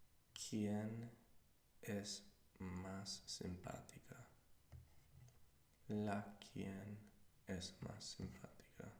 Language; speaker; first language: Spanish; non-native, learner; English